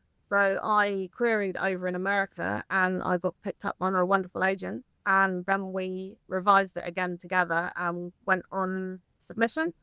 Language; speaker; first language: English; native; English